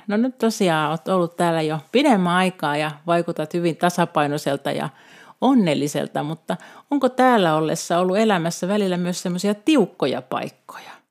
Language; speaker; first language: Finnish; native; Finnish